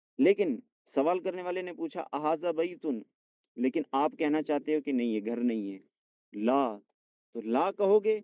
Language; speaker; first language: Urdu; non-native, local second language; Punjabi